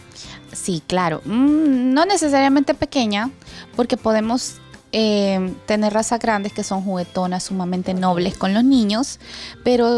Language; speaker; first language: Spanish; native; Spanish